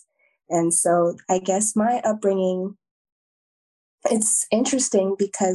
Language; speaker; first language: English; native; English